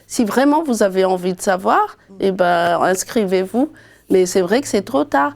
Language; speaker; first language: French; non-native, local second language; Malagasy